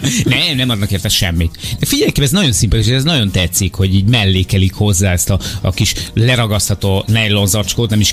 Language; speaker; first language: Hungarian; native; Hungarian